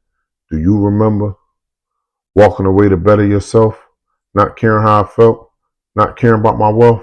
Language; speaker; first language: English; native; English